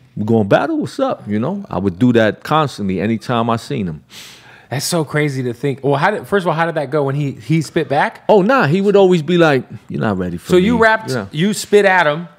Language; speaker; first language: English; native; English